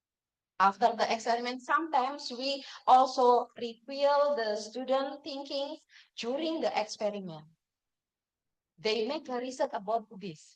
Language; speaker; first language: English; non-native, fluent; Indonesian